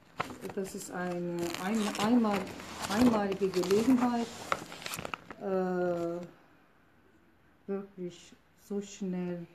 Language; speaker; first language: German; non-native, fluent; Turkish